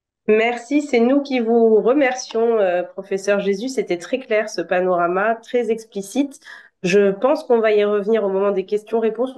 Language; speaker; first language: French; native; French